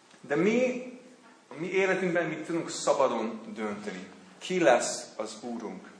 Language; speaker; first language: Hungarian; non-native, learner; English